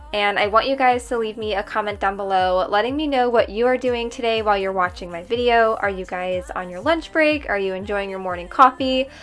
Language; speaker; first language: English; native; English